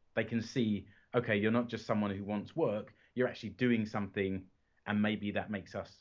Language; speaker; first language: English; native; English